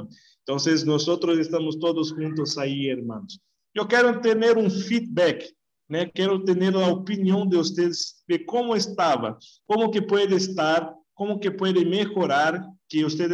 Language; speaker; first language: Spanish; non-native, learner; Portuguese